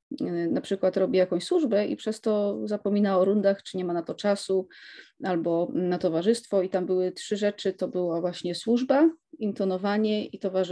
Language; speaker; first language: Polish; native; Polish